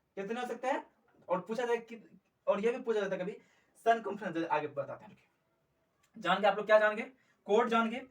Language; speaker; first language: Hindi; native; Hindi